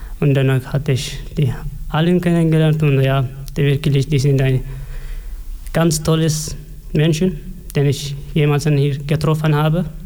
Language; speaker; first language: German; non-native, fluent; Oromo